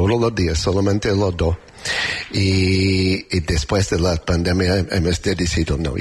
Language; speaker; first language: Spanish; non-native, learner; English